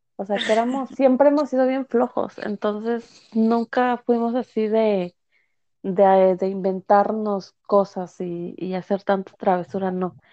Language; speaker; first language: Spanish; native; Spanish